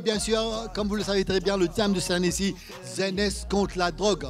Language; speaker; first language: French; non-native, local second language; Morisyen